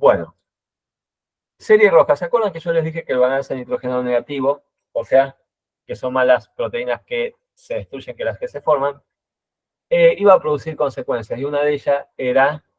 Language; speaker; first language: Spanish; native; Spanish